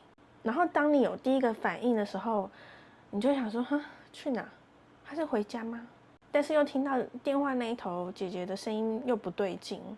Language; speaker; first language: Chinese; native; Chinese